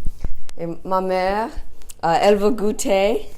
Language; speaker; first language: French; non-native, learner; English